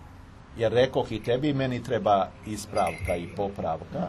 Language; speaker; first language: Serbian; native; Serbian